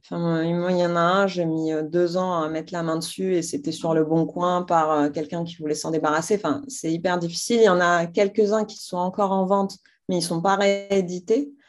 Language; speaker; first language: French; non-native, local second language; Arabic